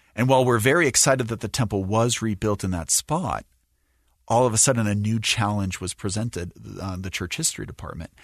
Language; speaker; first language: English; native; English